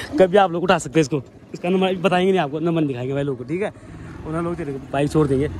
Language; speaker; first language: Hindi; native; Hindi